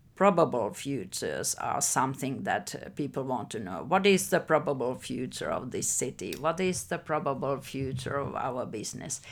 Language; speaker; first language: English; non-native, fluent; Finnish